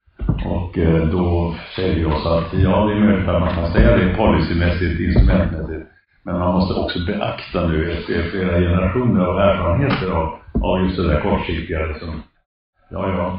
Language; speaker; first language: Swedish; native; Swedish